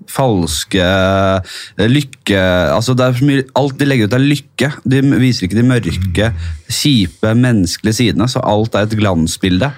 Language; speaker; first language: Norwegian; native; Norwegian